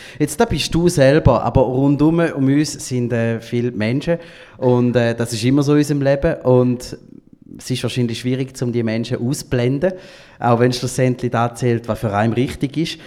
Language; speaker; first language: German; native; German